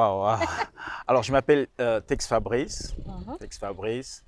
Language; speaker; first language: French; non-native, local second language; Rundi